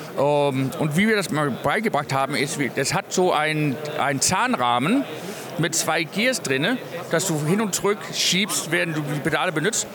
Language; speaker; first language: German; non-native, fluent; English